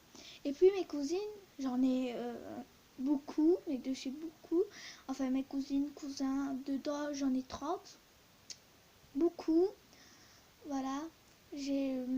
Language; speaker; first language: French; early bilingual, other home language; Turkish